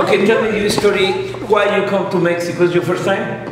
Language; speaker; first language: English; non-native, learner; Spanish